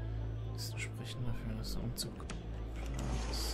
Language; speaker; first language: German; native; German